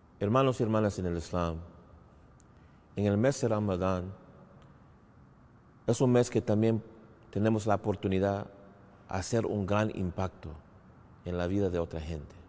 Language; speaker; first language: Spanish; non-native, fluent; English